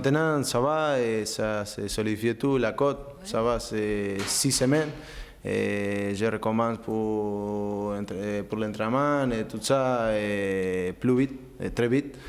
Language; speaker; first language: French; non-native, learner; Spanish